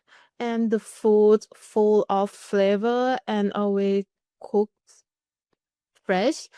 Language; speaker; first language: English; non-native, learner; Thai